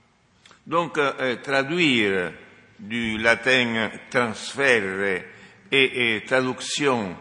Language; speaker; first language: French; non-native, fluent; Italian